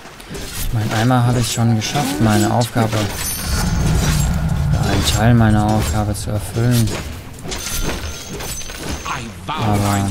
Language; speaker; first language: German; native; German